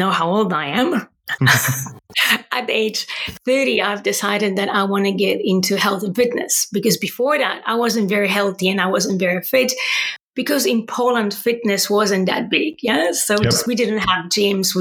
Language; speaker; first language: English; non-native, fluent; Polish